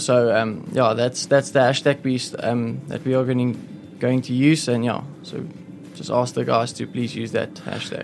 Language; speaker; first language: English; non-native, local second language; Afrikaans